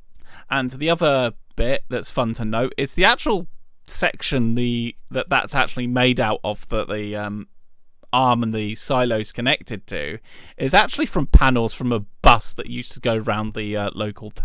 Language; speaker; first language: English; native; English